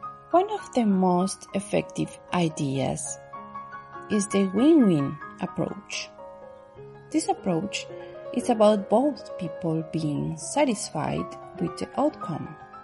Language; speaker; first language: English; non-native, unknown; Spanish